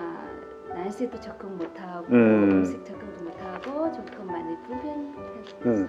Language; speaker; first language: Korean; non-native, learner; Vietnamese